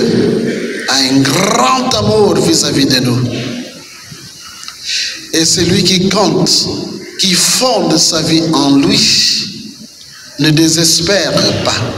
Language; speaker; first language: French; non-native, local second language; Kituba (Democratic Republic of Congo)